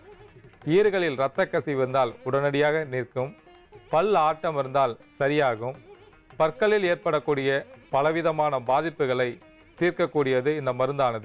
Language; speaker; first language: Tamil; native; Tamil